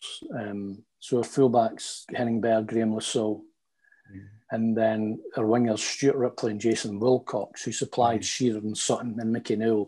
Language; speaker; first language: English; native; English